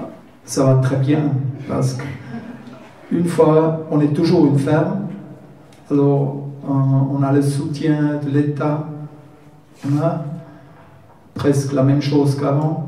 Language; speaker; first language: French; non-native, learner; German